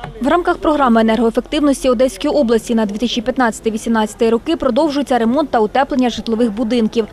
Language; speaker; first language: Ukrainian; native; Ukrainian